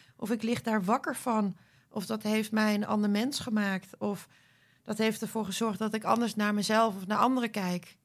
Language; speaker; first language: Dutch; early bilingual, other home language; Croatian